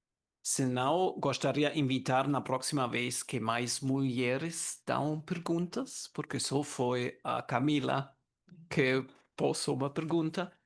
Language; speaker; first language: Portuguese; non-native, learner; German